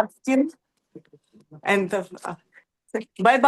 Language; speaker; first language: English; non-native, learner; Russian